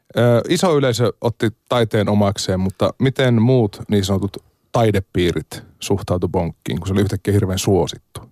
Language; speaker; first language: Finnish; native; Finnish